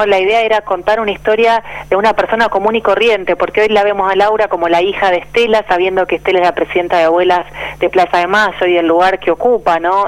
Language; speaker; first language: Spanish; native; Spanish